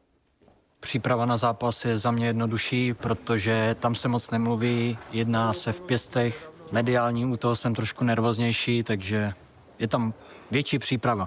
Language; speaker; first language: Czech; native; Czech